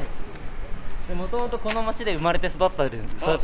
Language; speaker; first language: Japanese; native; Japanese